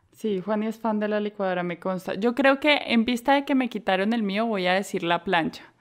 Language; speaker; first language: Spanish; native; Spanish